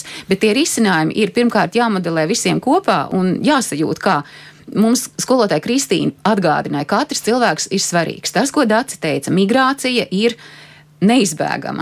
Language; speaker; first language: Latvian; native; Latvian